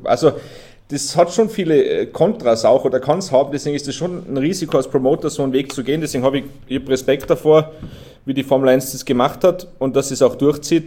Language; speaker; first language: German; native; German